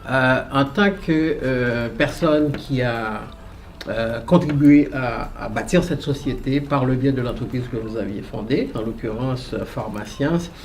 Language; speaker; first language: French; native; French